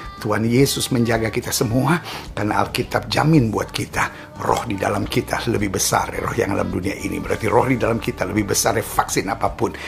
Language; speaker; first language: Indonesian; native; Indonesian